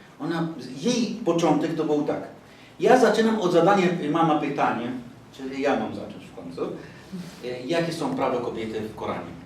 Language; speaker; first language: Polish; non-native, fluent; Arabic